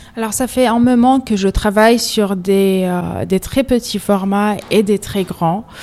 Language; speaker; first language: French; non-native, fluent; Arabic